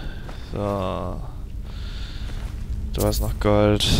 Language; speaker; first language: German; native; German